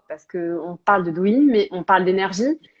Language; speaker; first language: French; native; French